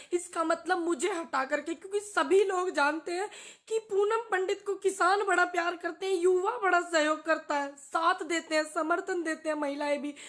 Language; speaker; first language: Hindi; native; Hindi